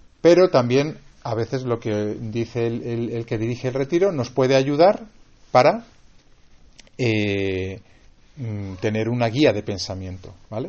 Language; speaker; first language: Spanish; native; Spanish